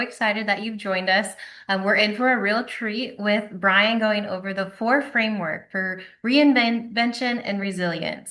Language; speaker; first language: English; native; English